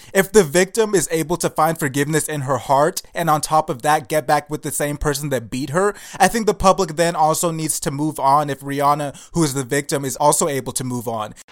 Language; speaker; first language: English; early bilingual, other home language; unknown